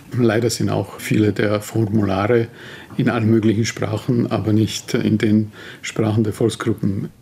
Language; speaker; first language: German; non-native, fluent; Slovak